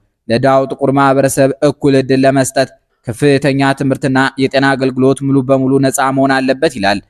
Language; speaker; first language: Amharic; native; Amharic